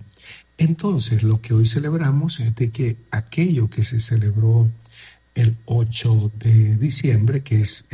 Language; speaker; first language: Spanish; native; Spanish